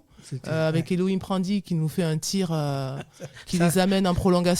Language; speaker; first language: French; native; French